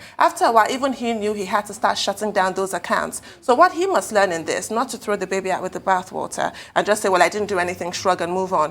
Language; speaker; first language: English; native; English